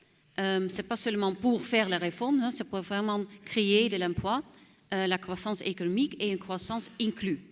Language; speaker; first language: French; non-native, fluent; Dutch